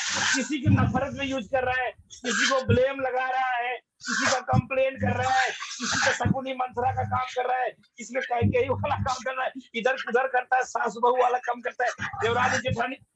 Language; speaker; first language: Hindi; native; Hindi